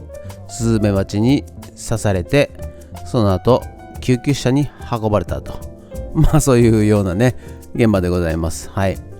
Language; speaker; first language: Japanese; native; Japanese